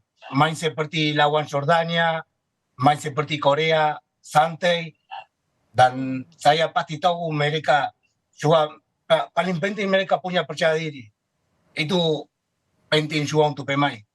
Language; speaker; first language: Indonesian; non-native, fluent; Spanish